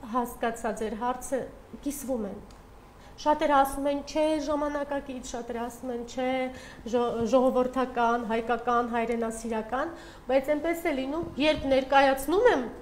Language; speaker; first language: Armenian; early bilingual, heritage; Armenian